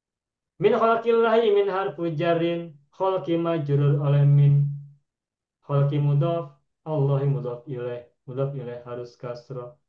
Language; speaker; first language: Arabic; non-native, fluent; Indonesian